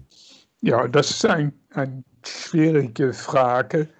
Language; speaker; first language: German; non-native, fluent; Dutch